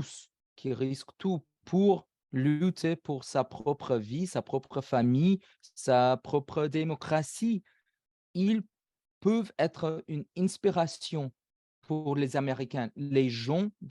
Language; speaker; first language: French; non-native, fluent; English